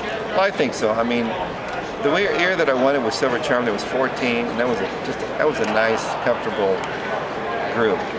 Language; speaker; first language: English; native; English